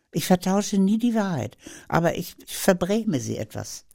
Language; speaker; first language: German; native; German